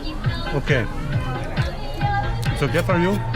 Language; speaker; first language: English; non-native, learner; French